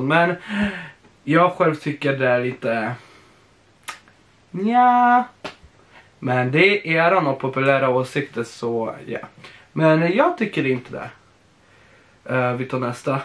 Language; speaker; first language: Swedish; non-native, fluent; Polish